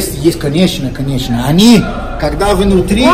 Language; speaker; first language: Russian; non-native, learner; Portuguese